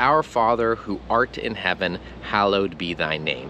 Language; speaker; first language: English; native; English